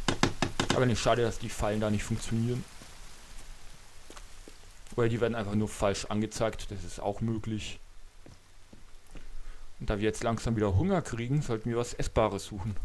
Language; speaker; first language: German; native; German